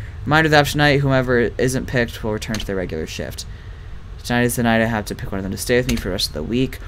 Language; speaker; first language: English; native; English